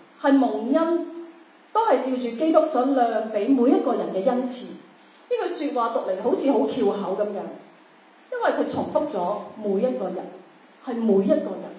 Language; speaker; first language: Chinese; non-native, local second language; Cantonese